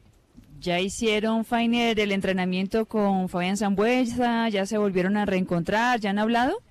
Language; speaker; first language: Spanish; native; Spanish